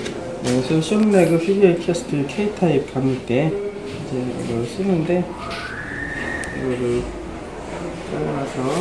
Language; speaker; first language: Korean; native; Korean